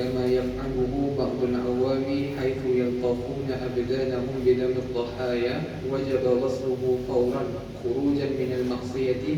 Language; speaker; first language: Arabic; non-native, learner; Malay